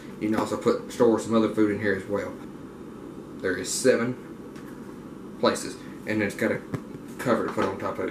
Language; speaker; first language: English; native; English